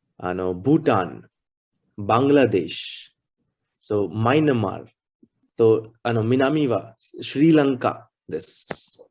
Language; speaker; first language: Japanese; non-native, learner; Hindi